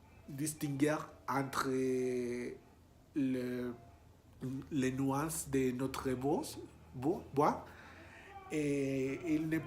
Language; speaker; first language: French; non-native, learner; Spanish